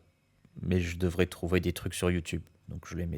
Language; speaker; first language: French; native; French